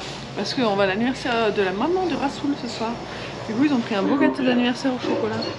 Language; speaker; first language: French; native; French